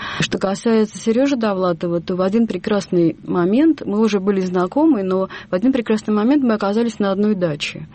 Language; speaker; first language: Russian; native; Russian